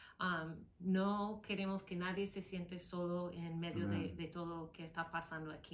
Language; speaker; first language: Spanish; non-native, fluent; English